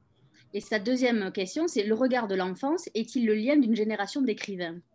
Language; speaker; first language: French; native; French